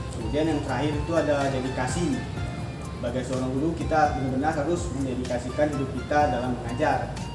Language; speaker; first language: Indonesian; native; Indonesian